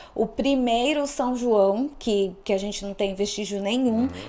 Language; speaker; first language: Portuguese; native; Portuguese